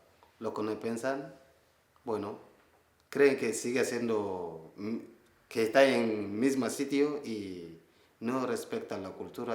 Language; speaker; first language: Spanish; non-native, learner; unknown